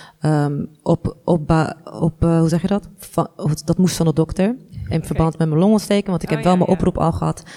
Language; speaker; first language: Dutch; early bilingual, other home language; Arabic